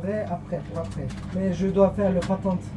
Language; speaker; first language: French; non-native, learner; Turkish